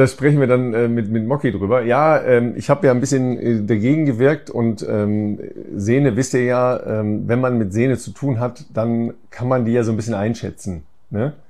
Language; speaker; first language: German; native; German